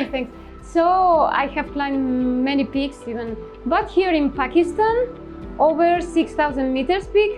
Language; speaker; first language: English; non-native, learner; Spanish